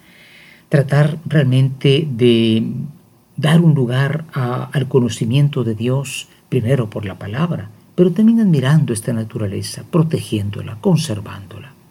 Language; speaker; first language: Spanish; native; Spanish